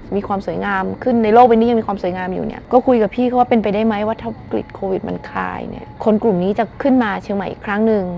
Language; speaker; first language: Thai; native; Thai